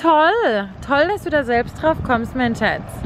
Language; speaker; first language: German; native; German